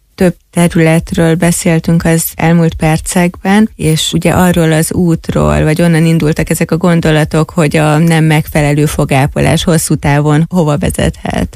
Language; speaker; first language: Hungarian; native; Hungarian